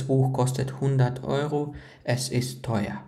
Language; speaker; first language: German; non-native, fluent; Croatian